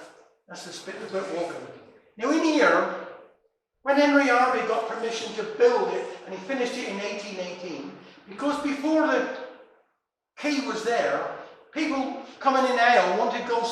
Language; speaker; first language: English; native; English